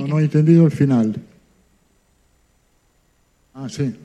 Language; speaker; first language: Portuguese; non-native, learner; Italian